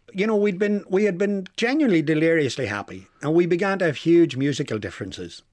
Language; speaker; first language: English; native; English